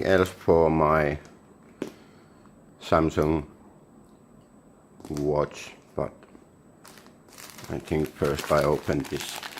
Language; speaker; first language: English; non-native, learner; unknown